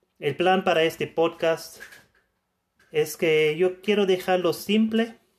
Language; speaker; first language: Spanish; non-native, fluent; German